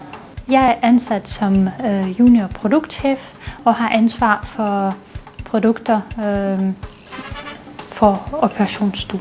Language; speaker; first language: Danish; non-native, fluent; Belarusian